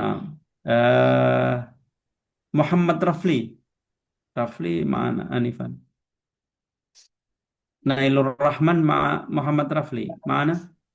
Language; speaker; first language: Arabic; non-native, fluent; Indonesian